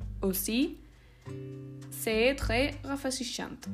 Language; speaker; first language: French; non-native, learner; Spanish